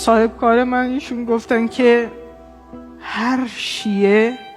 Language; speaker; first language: Persian; non-native, fluent; Portuguese